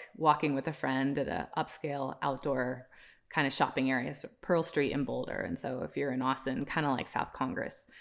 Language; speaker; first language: English; early bilingual, other home language; Hindi